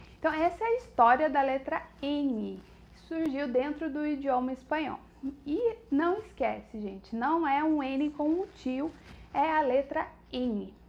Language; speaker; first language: Portuguese; native; Portuguese